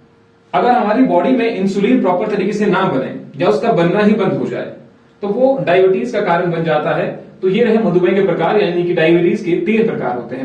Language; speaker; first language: Hindi; native; Hindi